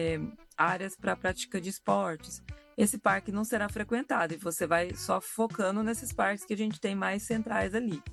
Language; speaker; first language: Portuguese; native; Portuguese